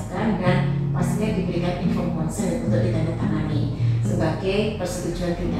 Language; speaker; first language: Indonesian; native; Indonesian